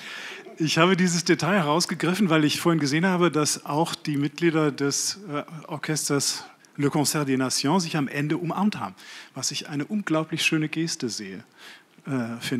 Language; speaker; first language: German; native; German